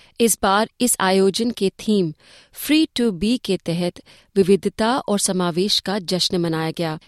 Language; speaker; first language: Hindi; native; Hindi